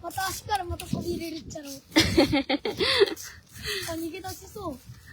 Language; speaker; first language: Japanese; native; Japanese